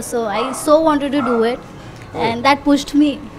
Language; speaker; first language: Tamil; early bilingual, heritage; Tamil